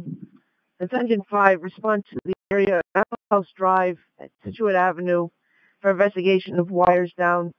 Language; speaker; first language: English; native; English